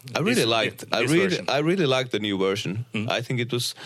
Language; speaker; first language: English; non-native, fluent; Finnish